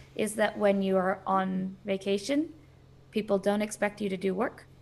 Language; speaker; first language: English; native; English